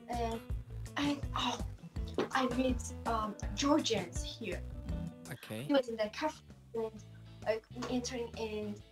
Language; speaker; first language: English; non-native, fluent; Turkish